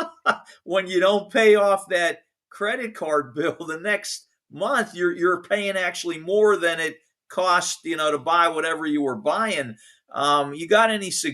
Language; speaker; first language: English; native; English